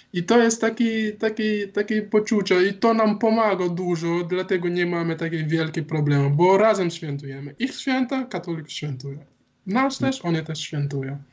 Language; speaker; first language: Polish; non-native, learner; Wolof